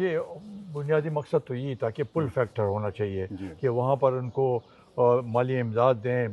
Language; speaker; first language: Urdu; non-native, local second language; Pashto